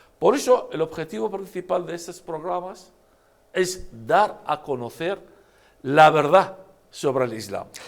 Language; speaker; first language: Spanish; non-native, fluent; Arabic